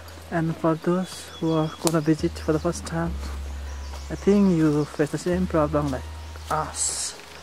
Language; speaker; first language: English; non-native, local second language; Nepali